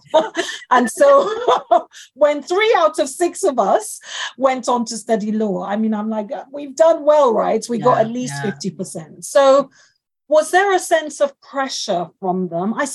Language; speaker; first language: English; non-native, local second language; Yoruba